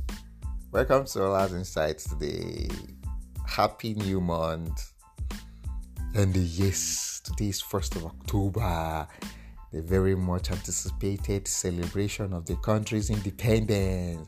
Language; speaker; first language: English; non-native, local second language; Yoruba